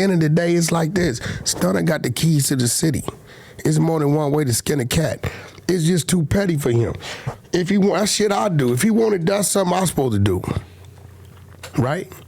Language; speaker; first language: English; native; English